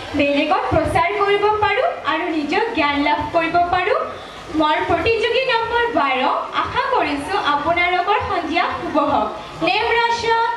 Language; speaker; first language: Assamese; non-native, local second language; Bangla